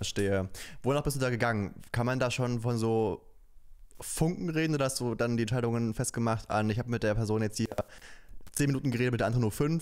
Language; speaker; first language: German; native; German